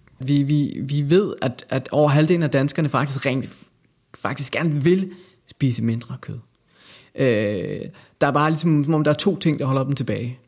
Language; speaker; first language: Danish; native; Danish